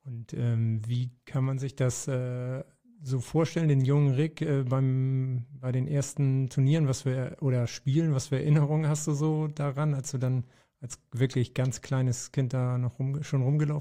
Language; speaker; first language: German; native; German